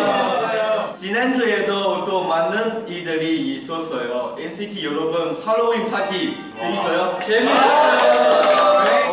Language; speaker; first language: Korean; non-native, fluent; Chinese